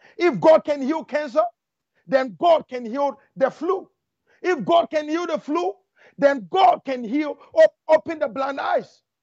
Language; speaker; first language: English; non-native, local second language; Akan